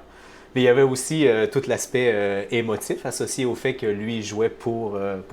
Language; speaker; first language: French; native; French